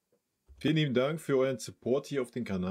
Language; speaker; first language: German; native; German